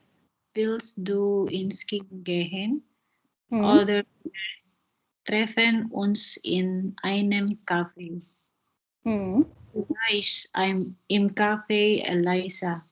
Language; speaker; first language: German; non-native, learner; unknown